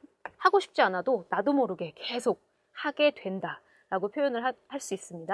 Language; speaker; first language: Korean; native; Korean